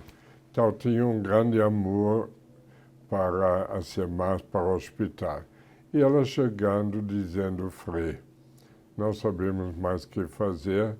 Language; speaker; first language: Portuguese; non-native, fluent; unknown